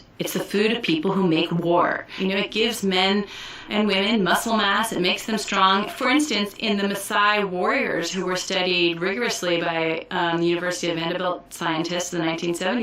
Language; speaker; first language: English; native; English